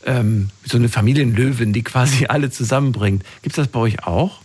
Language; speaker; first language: German; native; German